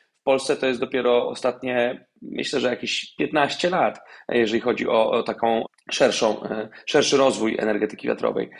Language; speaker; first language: Polish; native; Polish